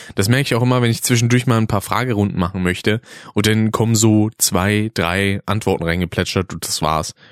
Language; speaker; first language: German; native; German